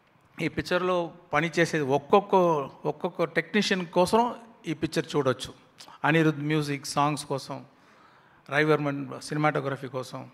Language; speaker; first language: Telugu; non-native, learner; Tamil